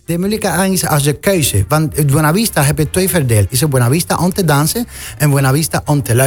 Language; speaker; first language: Dutch; non-native, fluent; Spanish